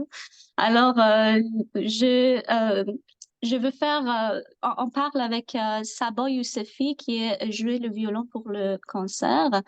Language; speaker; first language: French; non-native, learner; Persian